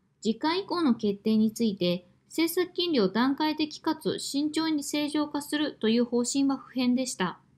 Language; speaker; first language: Japanese; native; Japanese